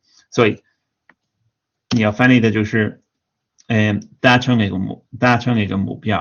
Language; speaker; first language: Chinese; non-native, fluent; English